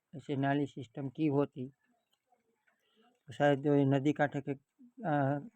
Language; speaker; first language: Hindi; non-native, local second language; Gujarati